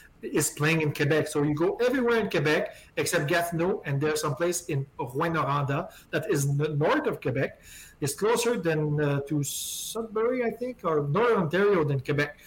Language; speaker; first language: English; non-native, fluent; French